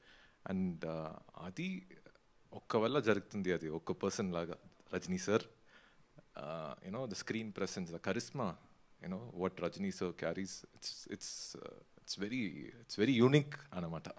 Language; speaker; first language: Telugu; non-native, learner; Tamil